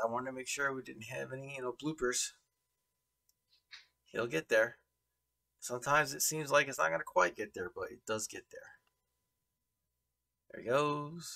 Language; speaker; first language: English; native; English